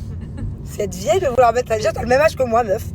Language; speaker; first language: French; native; French